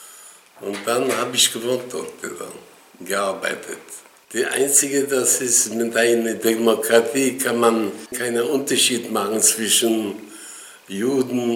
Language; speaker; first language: German; non-native, learner; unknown